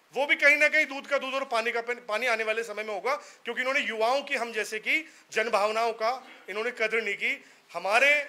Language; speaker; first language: Hindi; native; Hindi